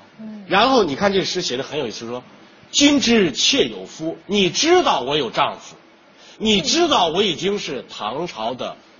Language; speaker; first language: Chinese; native; Chinese